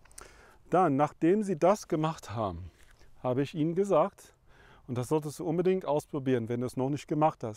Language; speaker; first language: German; non-native, fluent; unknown